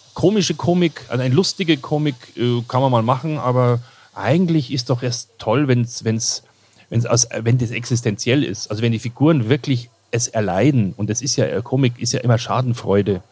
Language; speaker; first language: German; native; German